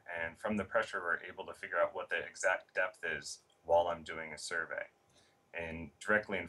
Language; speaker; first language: English; native; English